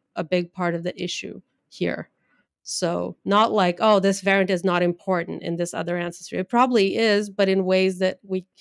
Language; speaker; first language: English; non-native, fluent; Portuguese